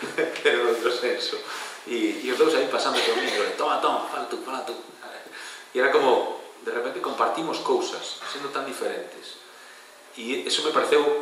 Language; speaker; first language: Galician; non-native, local second language; Spanish